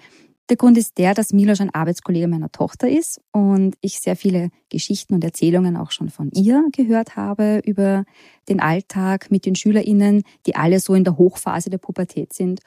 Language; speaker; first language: German; native; German